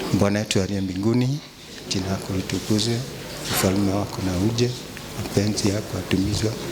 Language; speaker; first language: Swahili; non-native, local second language; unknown